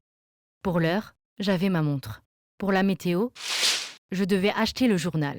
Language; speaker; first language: French; native; French